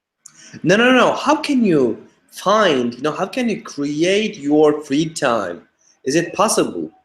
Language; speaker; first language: English; non-native, fluent; Turkish